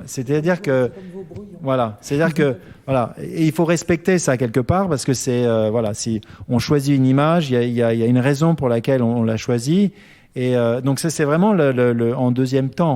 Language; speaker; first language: French; native; French